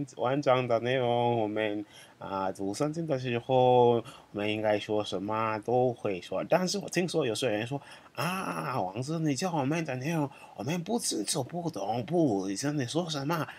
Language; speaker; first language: Chinese; non-native, fluent; Shona